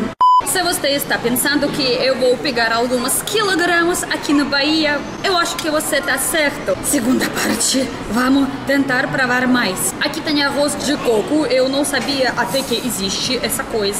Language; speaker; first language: Portuguese; non-native, learner; Russian